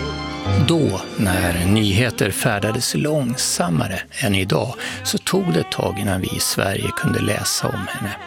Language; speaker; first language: Swedish; native; Swedish